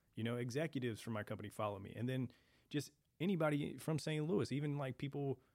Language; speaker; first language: English; native; English